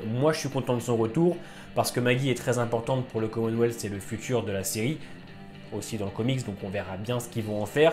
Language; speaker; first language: French; native; French